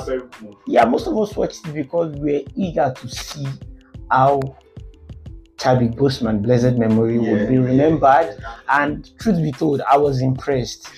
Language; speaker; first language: English; non-native, local second language; Yoruba